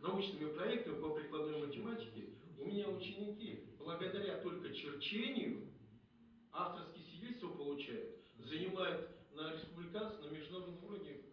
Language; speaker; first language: Russian; non-native, local second language; Kazakh